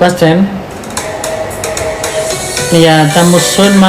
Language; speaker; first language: German; non-native, learner; Indonesian